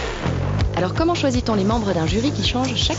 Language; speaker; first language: French; native; French